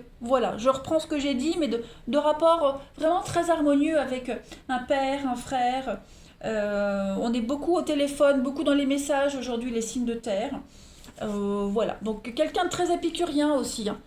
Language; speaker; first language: French; native; French